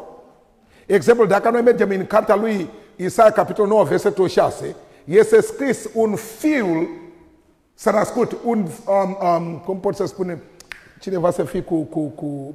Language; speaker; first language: Romanian; non-native, learner; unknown